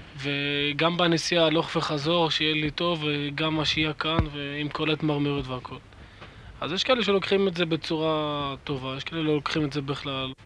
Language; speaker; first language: Hebrew; native; Hebrew